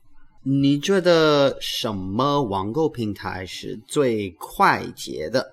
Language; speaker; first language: Chinese; non-native, learner; English